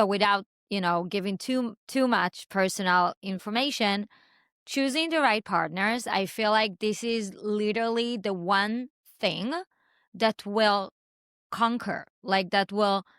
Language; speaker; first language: English; non-native, fluent; Hebrew